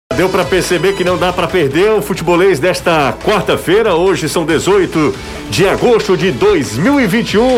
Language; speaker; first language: Portuguese; native; Portuguese